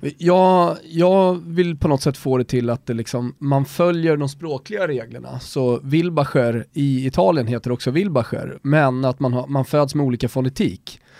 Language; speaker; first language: Swedish; native; Swedish